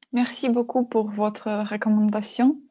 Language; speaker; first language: French; non-native, learner; Russian